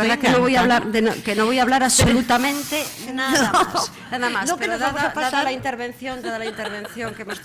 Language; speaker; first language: Spanish; native; Spanish